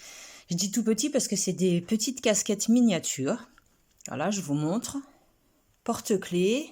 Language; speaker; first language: French; native; French